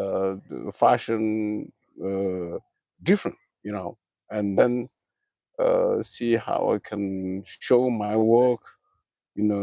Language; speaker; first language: English; non-native, learner; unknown